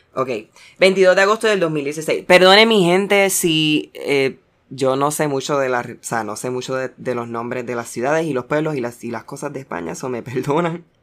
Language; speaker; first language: Spanish; early bilingual, heritage; Spanish